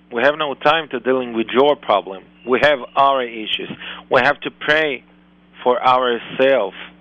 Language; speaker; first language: English; non-native, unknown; Hebrew